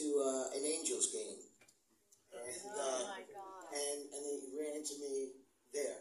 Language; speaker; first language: English; native; English